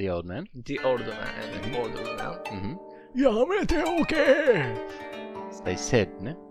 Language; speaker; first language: English; non-native, learner; Japanese